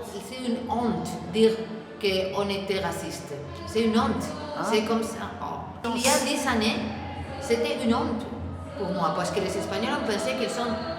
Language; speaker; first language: French; non-native, learner; Spanish